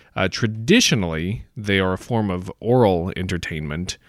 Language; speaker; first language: English; native; English